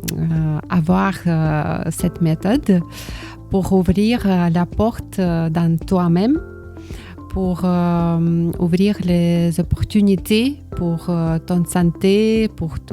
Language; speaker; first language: French; non-native, learner; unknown